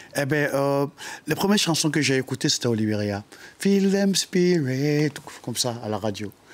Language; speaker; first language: French; non-native, local second language; Dyula